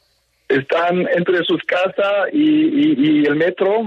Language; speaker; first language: Spanish; non-native, fluent; French